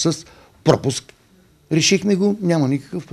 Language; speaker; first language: Bulgarian; native; Bulgarian